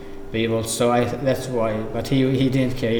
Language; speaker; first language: English; non-native, fluent; Arabic